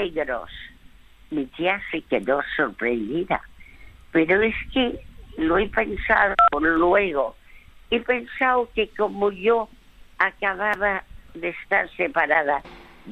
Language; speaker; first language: Spanish; early bilingual, other home language; French